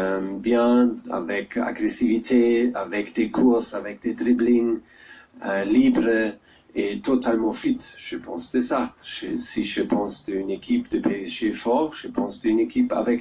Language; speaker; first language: French; non-native, learner; German